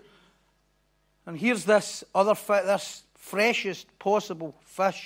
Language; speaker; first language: English; native; English